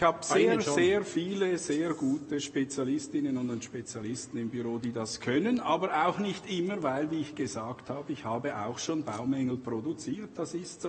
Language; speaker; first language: German; native; German